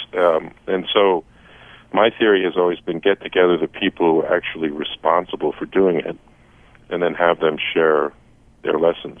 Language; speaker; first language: English; native; English